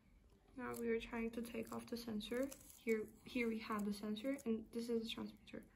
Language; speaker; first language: English; non-native, fluent; Turkish